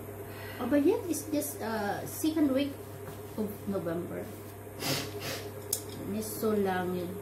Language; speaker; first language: German; non-native, learner; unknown